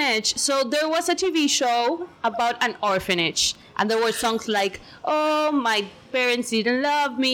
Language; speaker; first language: English; non-native, fluent; Spanish